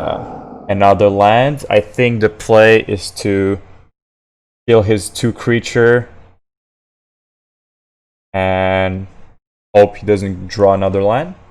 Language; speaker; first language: English; non-native, fluent; French